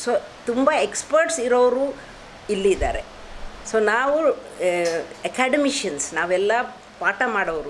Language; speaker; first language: Kannada; non-native, local second language; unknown